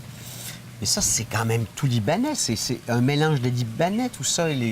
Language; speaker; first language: French; native; French